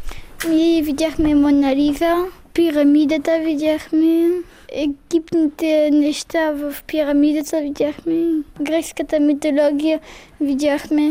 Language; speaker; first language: Bulgarian; early bilingual, heritage; Bulgarian